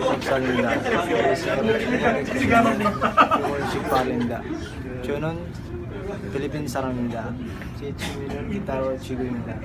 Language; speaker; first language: Korean; non-native, learner; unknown